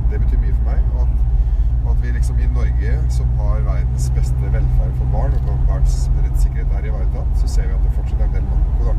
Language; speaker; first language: Norwegian; early bilingual, other home language; Arabic